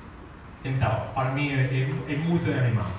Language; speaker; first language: Portuguese; non-native, learner; English